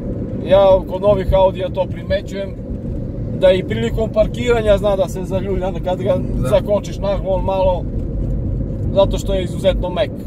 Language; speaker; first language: Serbian; native; Serbian